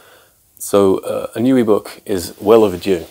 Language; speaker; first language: English; native; English